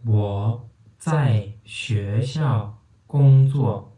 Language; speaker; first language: Chinese; non-native, fluent; Turkmen